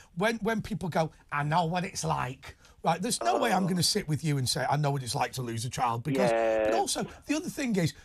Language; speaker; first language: English; native; English